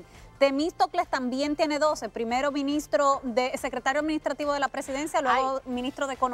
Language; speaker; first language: Spanish; native; Spanish